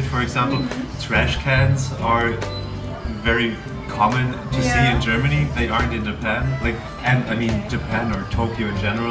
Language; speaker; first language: English; non-native, fluent; German